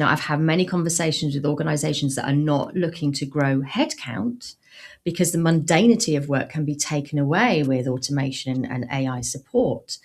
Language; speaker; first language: English; native; English